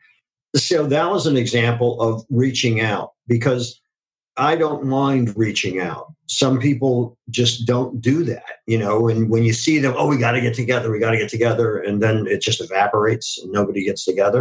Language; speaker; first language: English; native; English